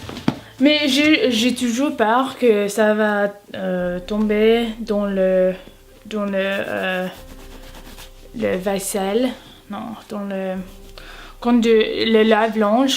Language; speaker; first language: French; non-native, learner; English